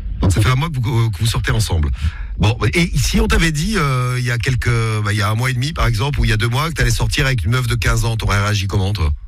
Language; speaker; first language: French; native; French